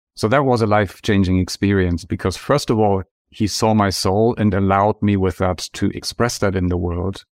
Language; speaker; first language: English; non-native, fluent; German